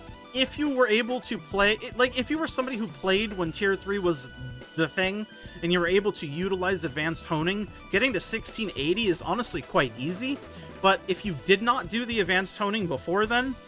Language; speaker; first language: English; native; English